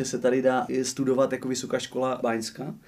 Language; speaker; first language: Czech; native; Czech